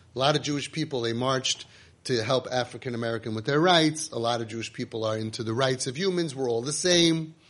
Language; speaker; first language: English; native; English